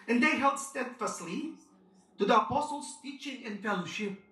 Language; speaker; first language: English; non-native, local second language; Filipino